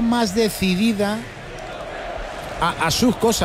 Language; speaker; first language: Spanish; native; Spanish